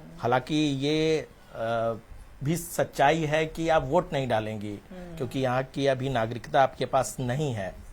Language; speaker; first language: Hindi; native; Hindi